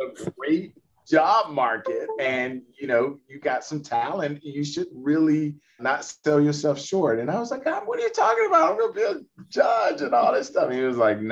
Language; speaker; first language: English; native; English